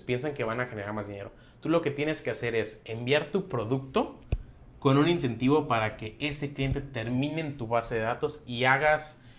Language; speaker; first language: Spanish; native; Spanish